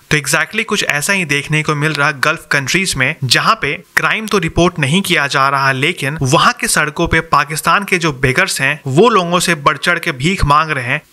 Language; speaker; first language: Hindi; native; Hindi